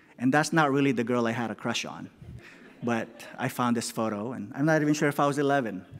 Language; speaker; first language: English; non-native, local second language; Filipino